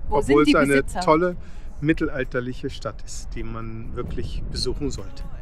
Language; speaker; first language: German; native; German